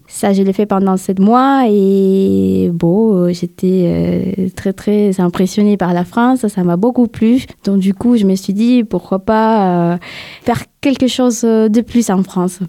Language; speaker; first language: French; non-native, fluent; Spanish